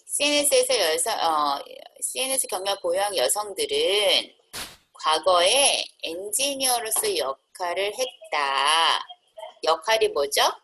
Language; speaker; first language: Korean; native; Korean